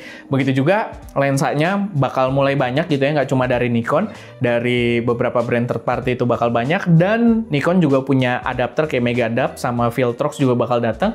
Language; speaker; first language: Indonesian; native; Indonesian